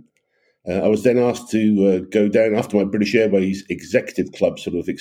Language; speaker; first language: English; native; English